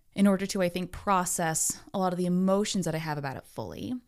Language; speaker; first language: English; native; English